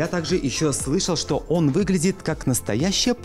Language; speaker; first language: Russian; native; Russian